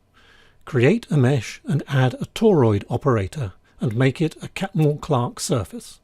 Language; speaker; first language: English; native; English